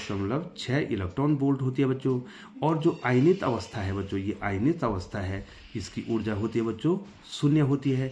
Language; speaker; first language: Hindi; native; Hindi